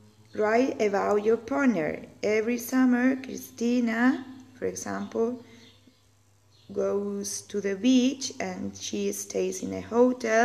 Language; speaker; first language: English; non-native, learner; Spanish